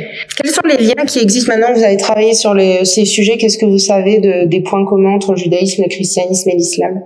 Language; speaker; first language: French; native; French